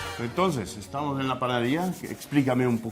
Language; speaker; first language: Spanish; non-native, fluent; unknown